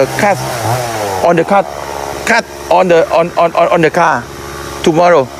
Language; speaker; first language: English; non-native, learner; Thai